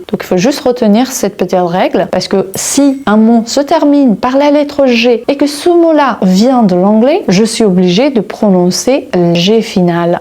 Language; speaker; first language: French; non-native, fluent; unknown